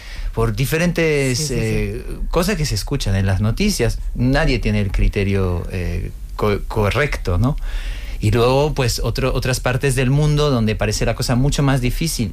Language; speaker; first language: Spanish; non-native, fluent; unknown